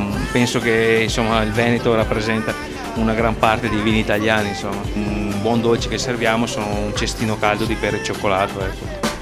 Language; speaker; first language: Italian; native; Italian